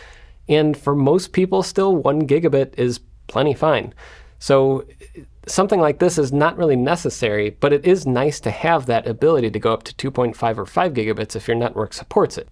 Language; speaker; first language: English; native; English